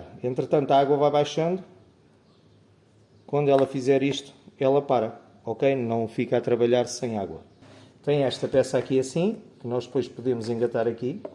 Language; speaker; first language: Portuguese; native; Portuguese